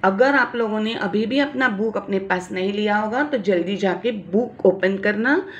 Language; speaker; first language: Hindi; non-native, local second language; Marathi